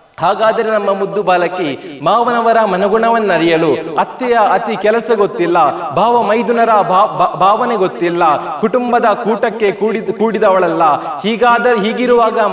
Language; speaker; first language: Kannada; native; Kannada